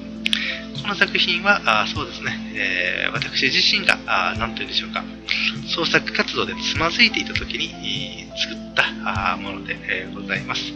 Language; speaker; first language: Japanese; native; Japanese